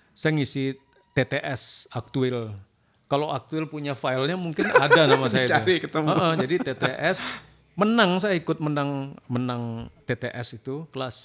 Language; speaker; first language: Indonesian; native; Indonesian